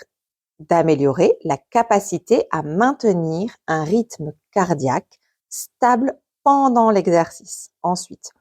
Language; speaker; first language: French; native; French